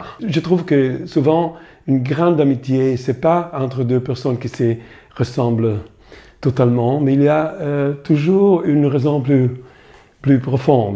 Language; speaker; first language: French; non-native, fluent; Italian